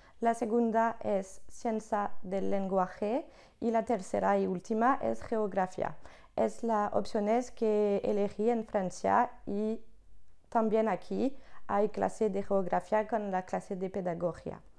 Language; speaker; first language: Spanish; non-native, learner; French